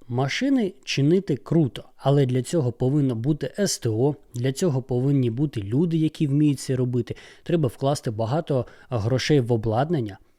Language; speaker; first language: Ukrainian; non-native, local second language; Russian